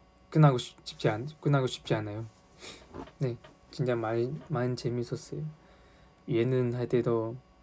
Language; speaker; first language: Korean; non-native, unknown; Chinese